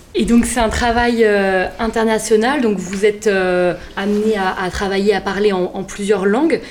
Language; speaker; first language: French; native; French